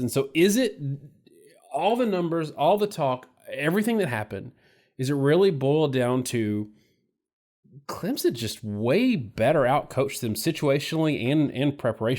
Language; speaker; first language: English; native; English